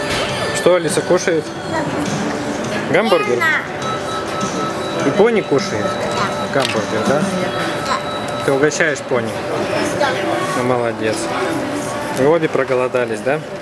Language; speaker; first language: Russian; native; Russian